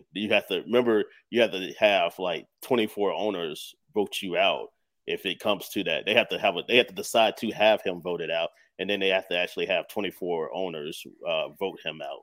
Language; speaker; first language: English; native; English